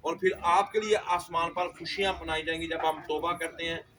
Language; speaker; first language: Urdu; non-native, local second language; Punjabi